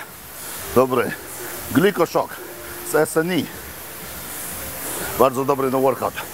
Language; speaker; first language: Polish; non-native, fluent; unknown